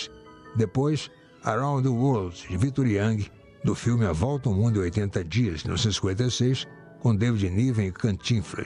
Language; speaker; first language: Portuguese; native; Portuguese